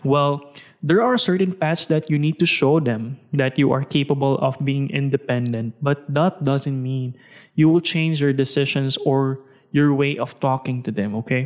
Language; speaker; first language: English; non-native, local second language; Filipino